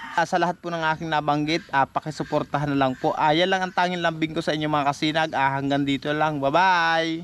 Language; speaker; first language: Filipino; non-native, local second language; Bikol